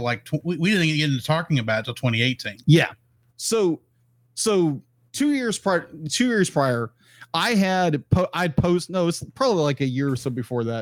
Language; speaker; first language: English; native; English